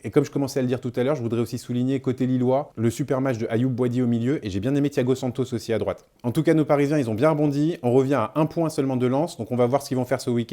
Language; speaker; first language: French; native; French